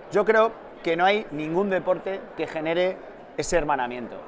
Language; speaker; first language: Spanish; native; Spanish